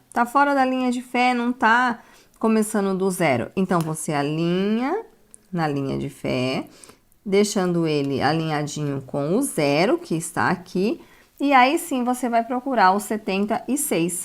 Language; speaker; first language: Portuguese; native; Portuguese